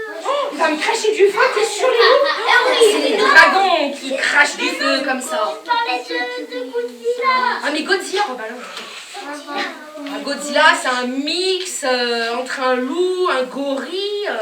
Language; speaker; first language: French; native; French